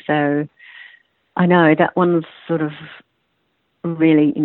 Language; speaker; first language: English; native; English